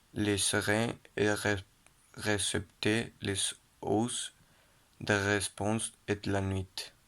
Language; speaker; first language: French; non-native, learner; Spanish